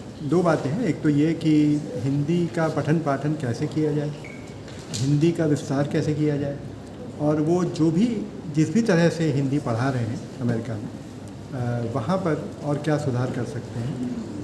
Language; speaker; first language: Hindi; native; Hindi